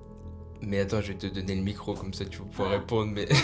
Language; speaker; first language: French; native; French